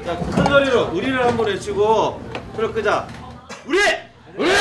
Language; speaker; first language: Korean; native; Korean